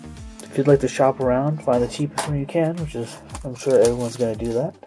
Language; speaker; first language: English; native; English